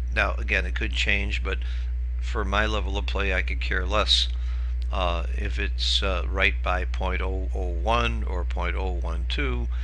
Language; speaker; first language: English; native; English